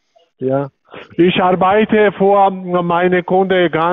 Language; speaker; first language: German; non-native, learner; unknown